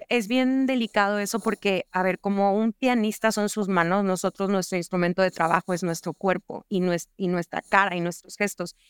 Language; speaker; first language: Spanish; native; Spanish